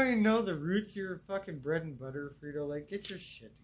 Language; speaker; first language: English; native; English